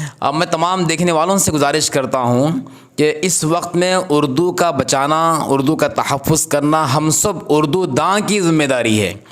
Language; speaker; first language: Urdu; native; Urdu